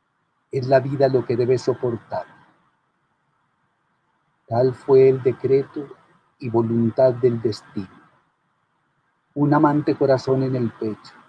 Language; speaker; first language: Spanish; native; Spanish